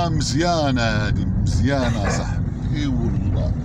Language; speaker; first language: Arabic; native; Arabic